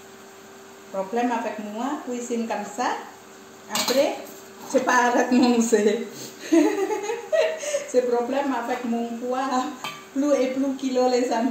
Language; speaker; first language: French; non-native, learner; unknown